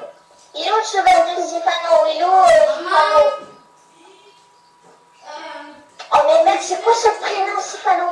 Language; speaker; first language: French; native; French